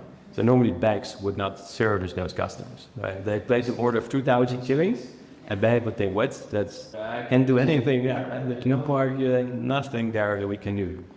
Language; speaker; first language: English; non-native, fluent; Dutch